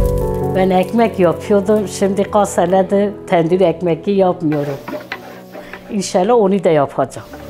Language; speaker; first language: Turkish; non-native, local second language; Azerbaijani